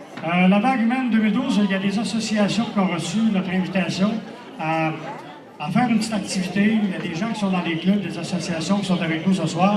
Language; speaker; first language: French; native; French